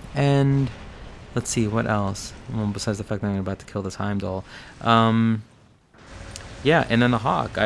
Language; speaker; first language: English; native; English